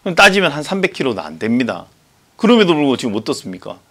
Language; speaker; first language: Korean; native; Korean